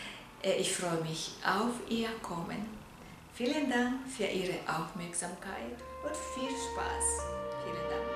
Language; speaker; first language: German; non-native, fluent; Japanese